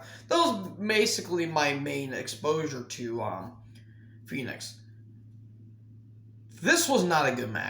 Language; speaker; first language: English; native; English